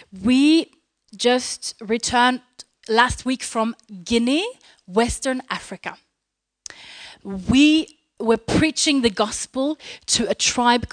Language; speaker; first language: English; non-native, fluent; Norwegian